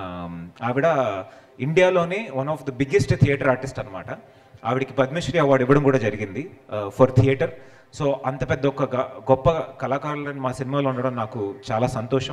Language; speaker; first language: Telugu; native; Telugu